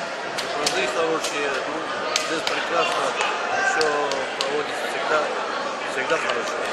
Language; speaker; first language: Russian; non-native, local second language; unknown